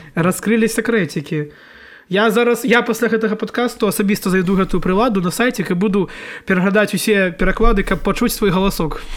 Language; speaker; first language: Belarusian; non-native, local second language; Russian